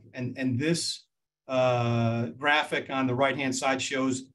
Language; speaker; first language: English; native; English